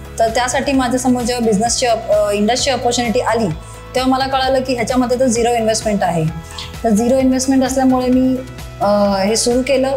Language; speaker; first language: Marathi; non-native, local second language; Gujarati